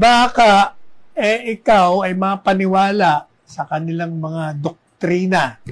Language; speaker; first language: Filipino; native; Filipino